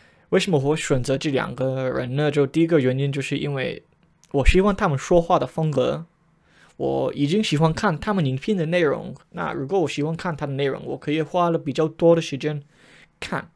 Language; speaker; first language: Chinese; non-native, fluent; English